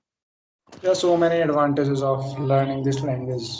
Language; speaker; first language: English; non-native, fluent; Hindi